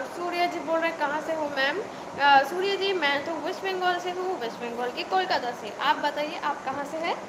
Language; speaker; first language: Hindi; non-native, local second language; Bangla